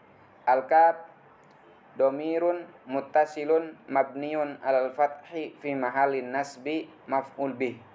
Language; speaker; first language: Arabic; non-native, fluent; Indonesian